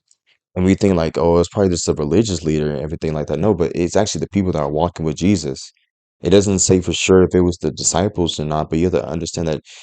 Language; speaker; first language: English; native; English